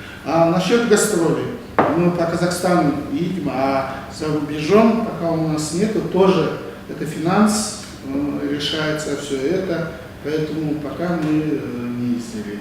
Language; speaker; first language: Russian; non-native, local second language; Kazakh